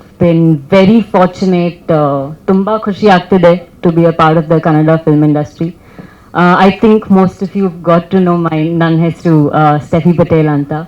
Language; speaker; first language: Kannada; non-native, learner; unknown